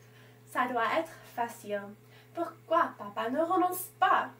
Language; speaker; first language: French; non-native, learner; English